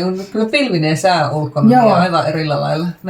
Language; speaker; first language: Finnish; native; Finnish